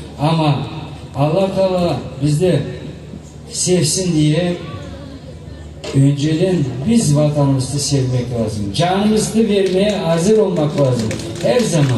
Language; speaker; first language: Turkish; non-native, learner; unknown